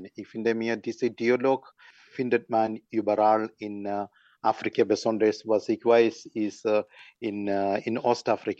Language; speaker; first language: German; non-native, learner; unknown